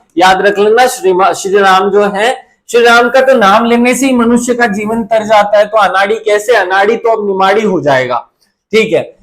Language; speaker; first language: Hindi; native; Hindi